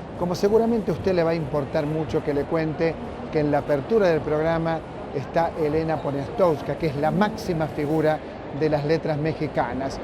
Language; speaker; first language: Spanish; native; Spanish